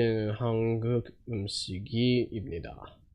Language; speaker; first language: Korean; non-native, learner; English